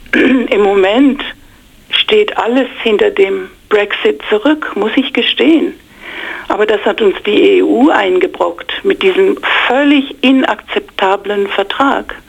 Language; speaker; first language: German; non-native, fluent; English